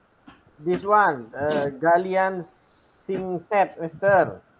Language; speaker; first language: English; non-native, learner; Indonesian